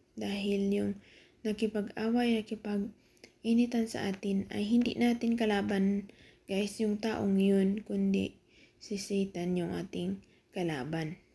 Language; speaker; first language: Filipino; non-native, local second language; Cebuano